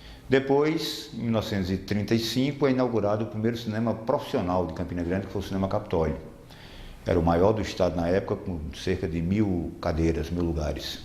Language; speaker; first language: Portuguese; native; Portuguese